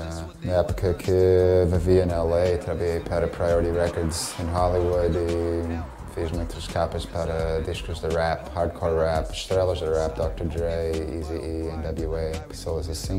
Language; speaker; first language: Portuguese; non-native, fluent; English